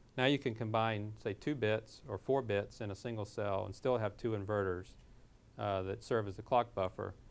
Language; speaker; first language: English; native; English